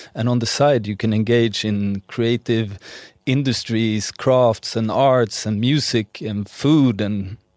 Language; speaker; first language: English; non-native, fluent; Swedish